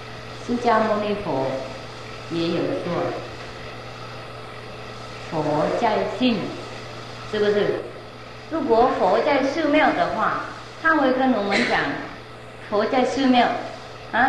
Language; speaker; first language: Chinese; non-native, fluent; Vietnamese